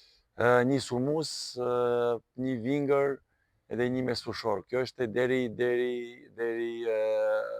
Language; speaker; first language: Albanian; non-native, learner; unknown